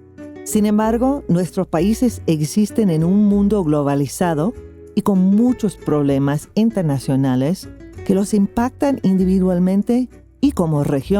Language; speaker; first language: Spanish; non-native, fluent; English